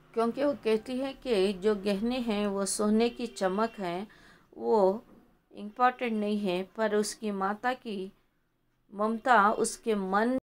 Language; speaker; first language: Hindi; non-native, local second language; Kannada